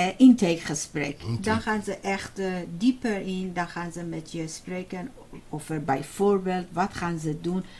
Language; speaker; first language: Dutch; non-native, fluent; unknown